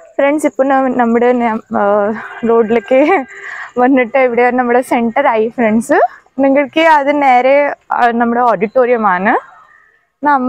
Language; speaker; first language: Malayalam; non-native, local second language; Hindi